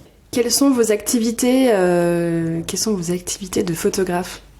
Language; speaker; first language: French; native; French